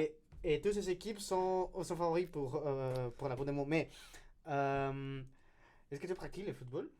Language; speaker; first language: French; non-native, learner; Spanish